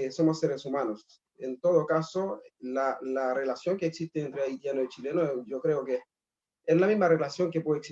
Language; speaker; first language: Spanish; non-native, fluent; Haitian Creole